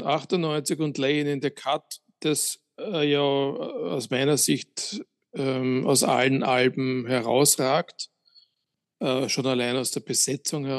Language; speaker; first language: German; native; German